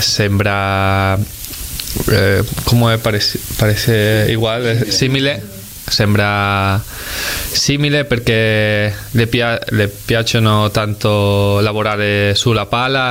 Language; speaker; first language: Italian; non-native, fluent; Spanish